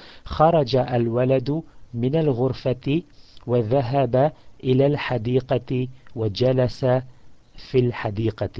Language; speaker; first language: Arabic; non-native, fluent; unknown